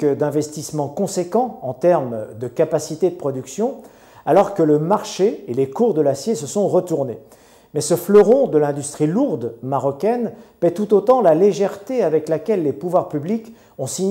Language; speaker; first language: French; non-native, local second language; Arabic